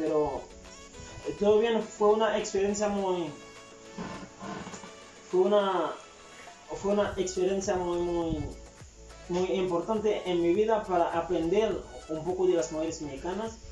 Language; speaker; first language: Spanish; non-native, fluent; Haitian Creole